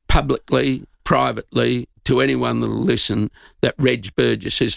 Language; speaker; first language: English; native; English